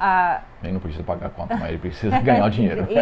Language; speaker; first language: Portuguese; non-native, fluent; English